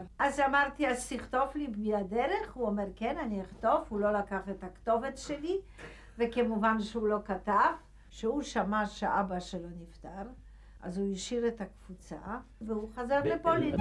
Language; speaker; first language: Hebrew; non-native, fluent; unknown